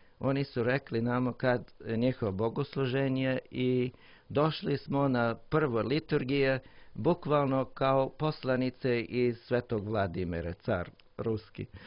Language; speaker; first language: Croatian; non-native, learner; English